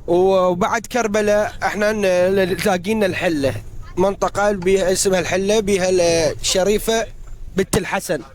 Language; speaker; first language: Arabic; native; Arabic